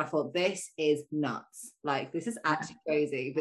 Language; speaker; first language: English; native; English